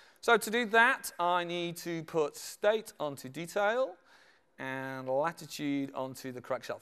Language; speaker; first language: English; native; English